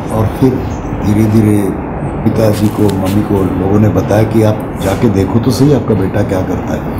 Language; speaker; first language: Hindi; non-native, local second language; Marathi